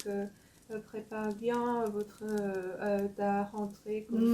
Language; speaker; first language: French; non-native, fluent; Korean